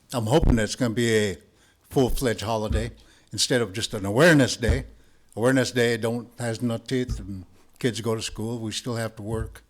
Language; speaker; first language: English; early bilingual, other home language; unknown